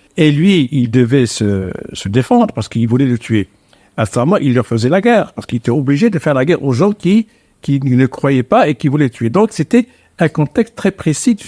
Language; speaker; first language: French; non-native, local second language; Arabic